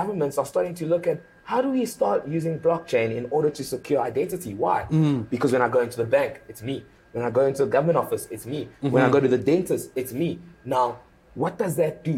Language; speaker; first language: English; early bilingual, other home language; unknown